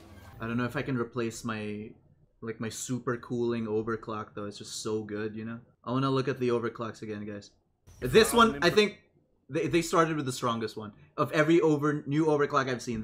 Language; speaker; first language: English; native; English